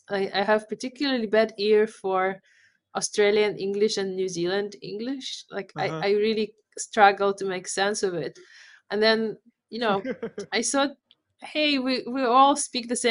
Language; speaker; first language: English; non-native, fluent; Polish